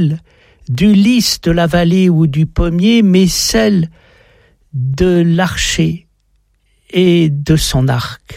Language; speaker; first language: French; native; French